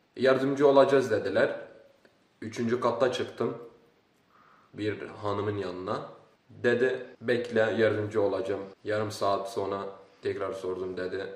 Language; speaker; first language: Turkish; early bilingual, other home language; Arabic